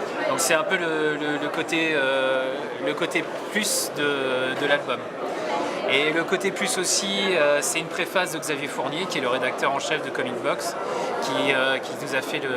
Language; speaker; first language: French; native; French